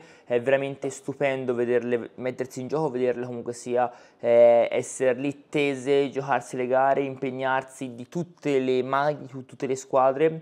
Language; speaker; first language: Italian; native; Italian